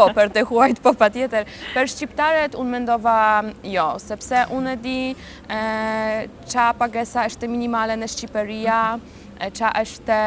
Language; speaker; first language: Albanian; non-native, learner; Polish